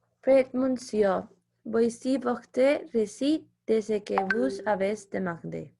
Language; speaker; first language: French; non-native, learner; Spanish